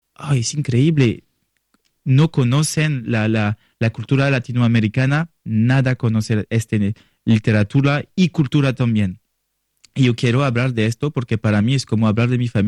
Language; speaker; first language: Spanish; non-native, learner; French